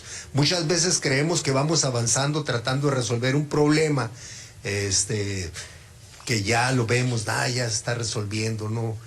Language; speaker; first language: Spanish; native; Spanish